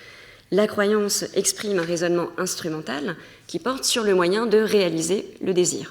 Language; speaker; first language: French; native; French